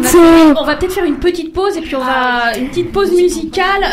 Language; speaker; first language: French; native; French